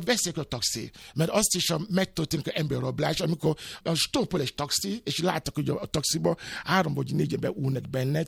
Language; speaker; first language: Hungarian; non-native, fluent; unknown